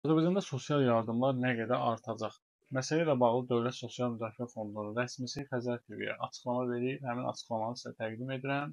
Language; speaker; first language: Azerbaijani; native; Azerbaijani